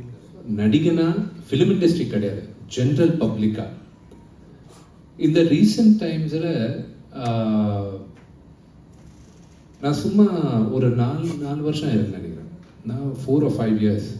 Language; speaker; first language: Tamil; non-native, local second language; Telugu